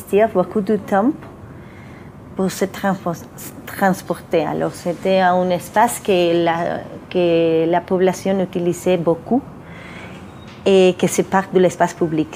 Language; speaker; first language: French; non-native, fluent; Spanish